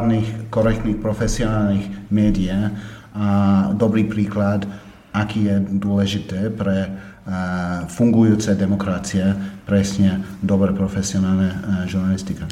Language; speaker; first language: Slovak; non-native, fluent; English